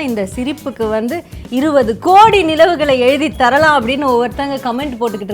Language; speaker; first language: Tamil; native; Tamil